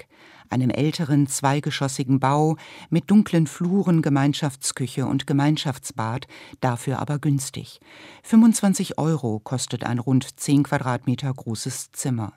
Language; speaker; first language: German; native; German